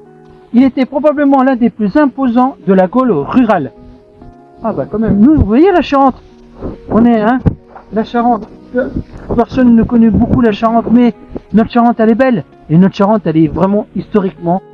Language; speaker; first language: French; native; French